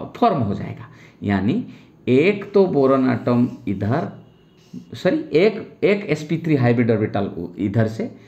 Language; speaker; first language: Hindi; non-native, local second language; Bangla